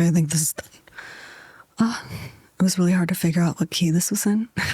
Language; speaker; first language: English; native; English